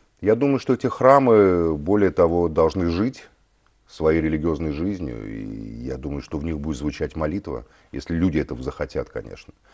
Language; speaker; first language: Russian; native; Russian